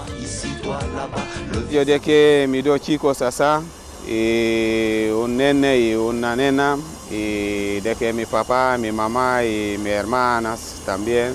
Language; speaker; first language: Spanish; non-native, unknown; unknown